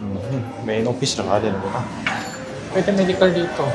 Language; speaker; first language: Filipino; non-native, learner; Korean